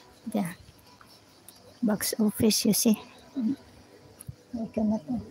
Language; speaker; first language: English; non-native, learner; Filipino